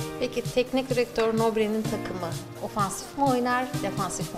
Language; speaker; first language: Turkish; native; Turkish